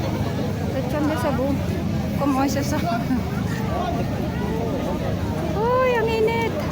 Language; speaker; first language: Filipino; non-native, local second language; Cebuano